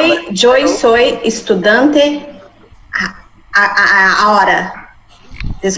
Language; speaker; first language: Spanish; non-native, learner; Portuguese